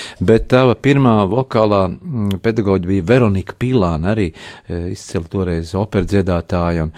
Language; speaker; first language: Latvian; native; Latvian